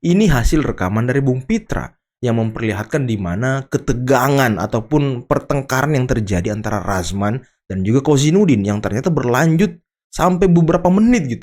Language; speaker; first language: Indonesian; native; Indonesian